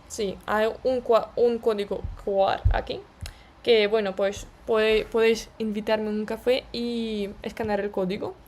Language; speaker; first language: Spanish; non-native, fluent; Russian